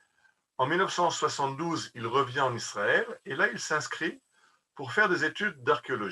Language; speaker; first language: French; native; French